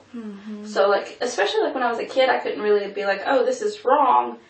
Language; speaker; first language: English; native; English